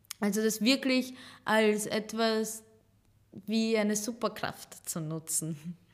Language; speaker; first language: German; early bilingual, other home language; Serbian